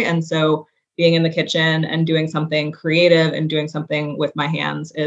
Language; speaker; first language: English; native; English